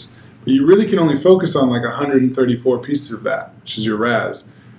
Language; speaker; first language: English; native; English